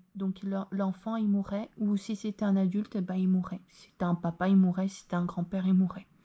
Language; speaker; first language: French; native; French